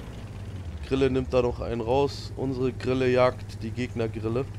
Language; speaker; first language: German; native; German